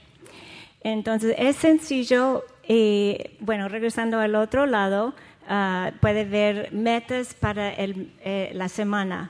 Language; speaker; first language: Spanish; non-native, fluent; English